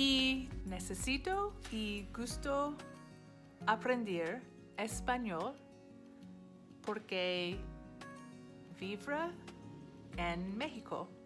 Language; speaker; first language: Spanish; non-native, learner; English